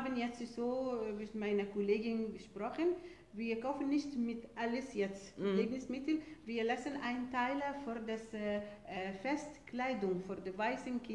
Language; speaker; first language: German; non-native, fluent; Arabic